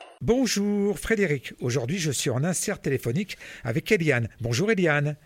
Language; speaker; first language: French; native; French